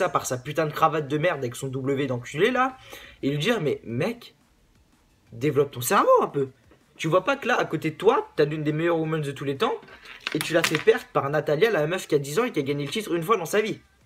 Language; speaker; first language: French; native; French